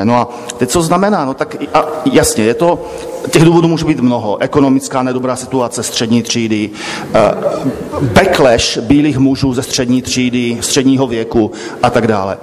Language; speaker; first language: Czech; native; Czech